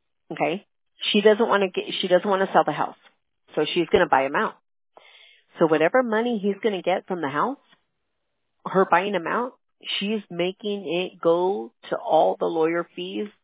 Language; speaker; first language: English; early bilingual, other home language; Spanish